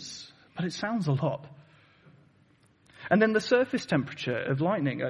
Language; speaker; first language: English; native; English